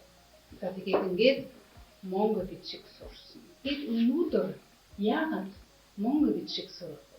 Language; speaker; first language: Mongolian; non-native, fluent; German